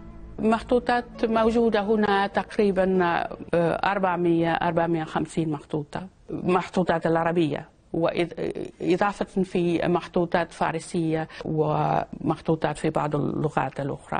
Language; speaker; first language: Arabic; non-native, fluent; Danish